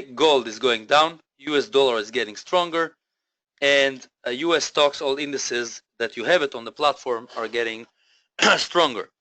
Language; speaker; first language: English; non-native, fluent; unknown